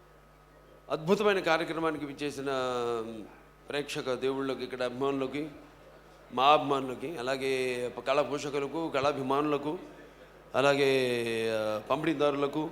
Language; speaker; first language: Telugu; native; Telugu